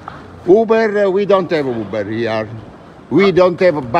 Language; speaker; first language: English; non-native, learner; Italian